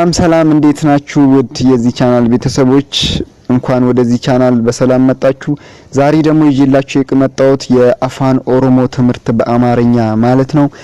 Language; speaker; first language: Amharic; non-native, local second language; Oromo